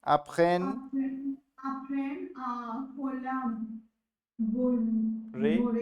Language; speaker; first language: French; non-native, learner; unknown